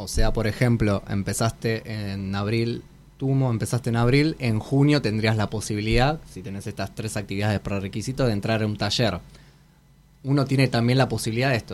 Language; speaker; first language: Spanish; native; Spanish